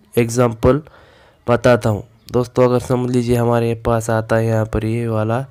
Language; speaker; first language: Hindi; non-native, local second language; Marathi